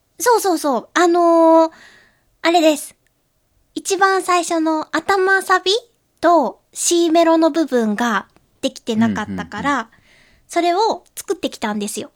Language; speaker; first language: Japanese; native; Japanese